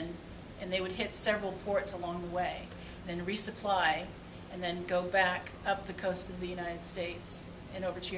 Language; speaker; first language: English; native; English